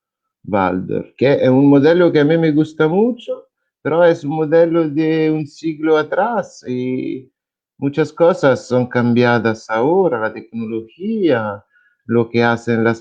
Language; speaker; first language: Spanish; non-native, fluent; Italian